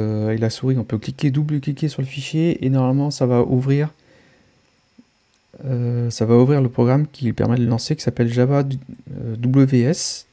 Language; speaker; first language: French; native; French